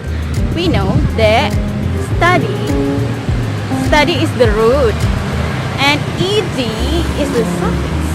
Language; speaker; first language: English; non-native, learner; Indonesian